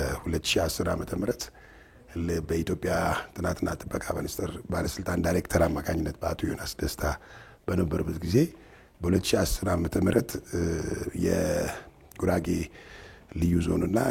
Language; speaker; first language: Amharic; non-native, local second language; Tigrinya